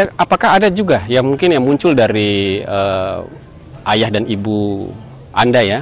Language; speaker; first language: Indonesian; native; Indonesian